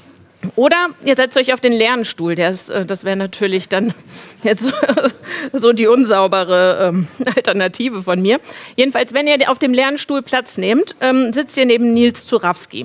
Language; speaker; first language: German; native; German